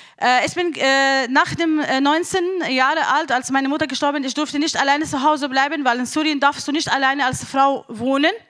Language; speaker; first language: German; non-native, learner; Arabic